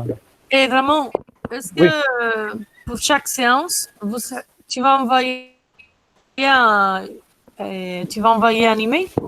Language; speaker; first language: French; non-native, fluent; Spanish